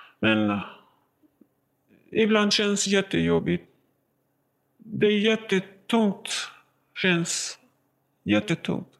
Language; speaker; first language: Swedish; non-native, learner; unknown